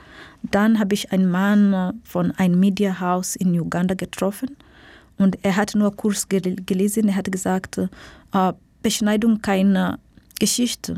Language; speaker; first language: German; non-native, fluent; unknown